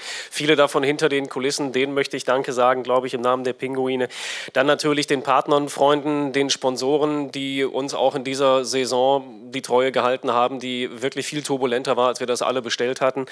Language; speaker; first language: German; native; German